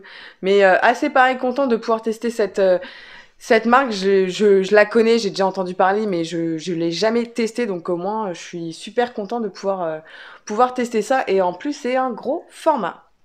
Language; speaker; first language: French; native; French